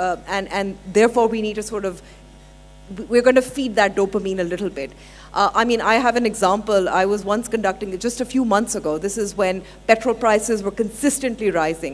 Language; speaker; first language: English; non-native, local second language; Urdu